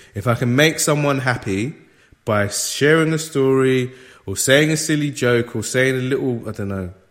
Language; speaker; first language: English; native; English